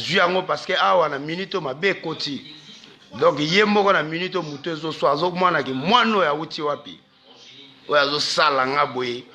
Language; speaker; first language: Lingala; native; Lingala